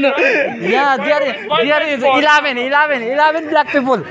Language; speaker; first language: English; non-native, learner; Nepali